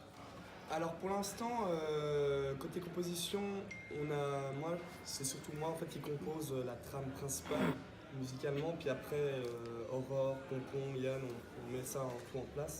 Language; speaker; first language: French; native; French